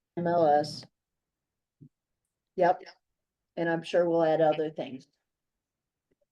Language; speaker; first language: English; native; English